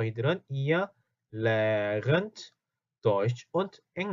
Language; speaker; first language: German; non-native, fluent; Korean